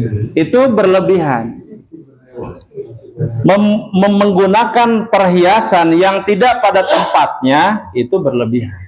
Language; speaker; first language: Indonesian; non-native, local second language; Sundanese